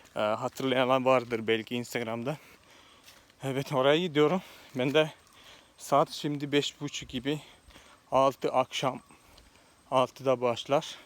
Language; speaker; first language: Turkish; non-native, fluent; Malayalam